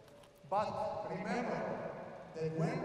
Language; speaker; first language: English; non-native, learner; Italian